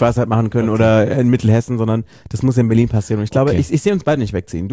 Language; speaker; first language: German; native; German